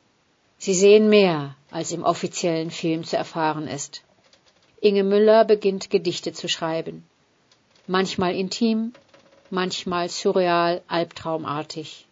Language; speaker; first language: German; native; German